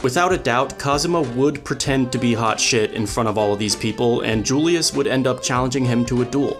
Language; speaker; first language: English; native; English